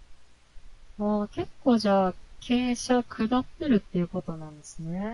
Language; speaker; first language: Japanese; native; Japanese